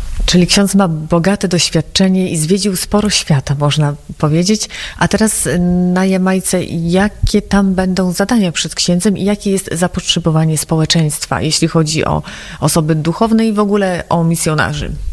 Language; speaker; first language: Polish; native; Polish